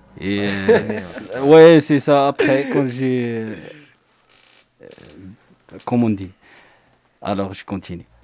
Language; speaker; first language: French; non-native, learner; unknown